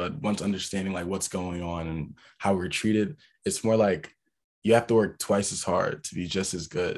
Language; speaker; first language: English; native; English